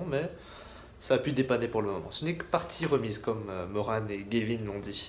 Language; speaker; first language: French; native; French